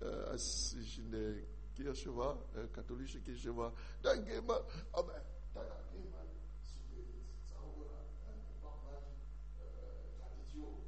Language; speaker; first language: German; non-native, learner; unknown